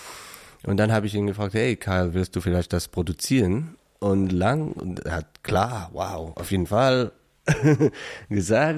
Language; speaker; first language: German; non-native, learner; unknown